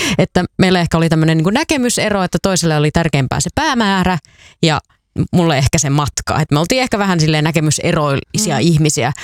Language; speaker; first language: Finnish; native; Finnish